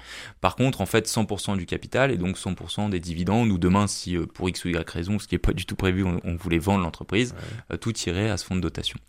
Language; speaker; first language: French; native; French